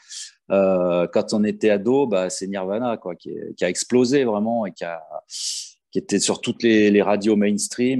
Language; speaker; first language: French; native; French